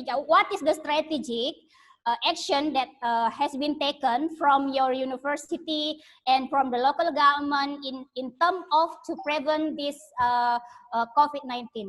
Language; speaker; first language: English; non-native, learner; Indonesian